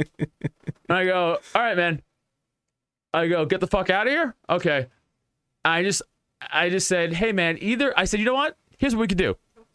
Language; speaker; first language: English; native; English